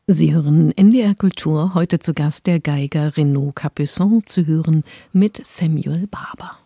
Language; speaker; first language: German; native; German